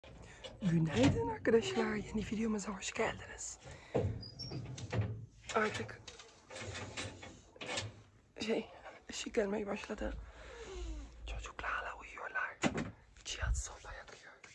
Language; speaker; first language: Turkish; early bilingual, heritage; Turkish